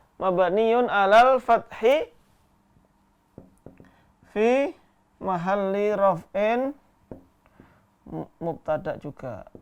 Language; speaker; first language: Arabic; non-native, fluent; Indonesian